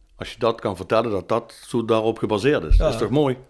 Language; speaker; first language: Dutch; native; Dutch